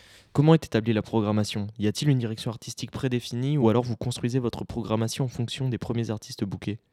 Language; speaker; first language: French; native; French